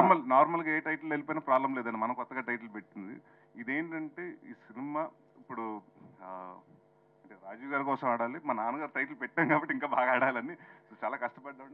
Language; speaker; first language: Telugu; native; Telugu